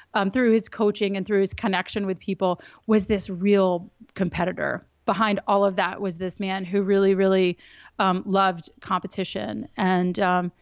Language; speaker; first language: English; native; English